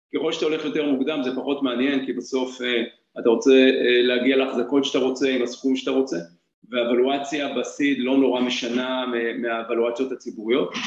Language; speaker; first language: Hebrew; native; Hebrew